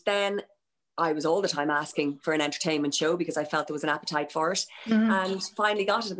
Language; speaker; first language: English; native; English